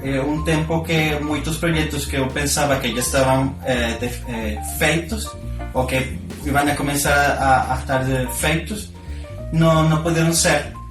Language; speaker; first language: Portuguese; non-native, learner; Spanish